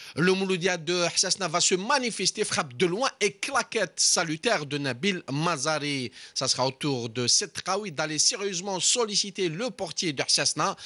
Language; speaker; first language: French; non-native, local second language; Arabic